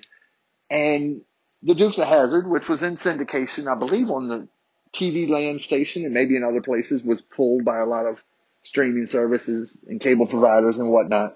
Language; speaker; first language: English; native; English